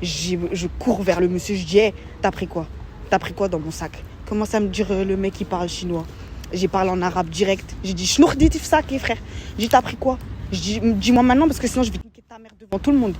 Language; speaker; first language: French; native; French